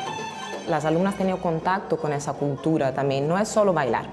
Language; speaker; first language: Spanish; non-native, fluent; Portuguese